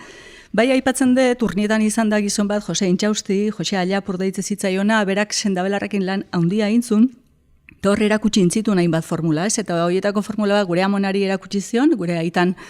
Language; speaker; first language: Basque; native; Basque